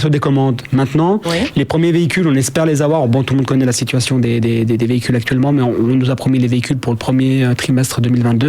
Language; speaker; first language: French; native; French